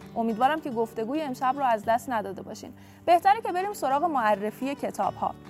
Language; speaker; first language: Persian; native; Persian